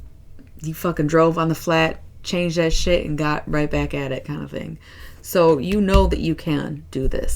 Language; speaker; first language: English; native; English